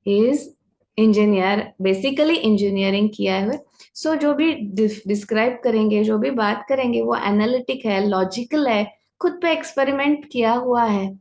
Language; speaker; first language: Hindi; non-native, local second language; Marathi